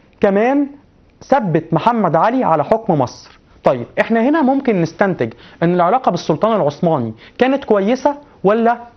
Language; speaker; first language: Arabic; native; Arabic